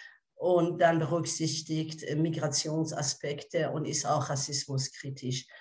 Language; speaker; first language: German; non-native, fluent; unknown